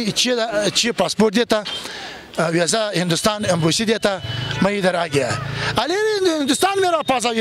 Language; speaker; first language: Hindi; non-native, learner; Pashto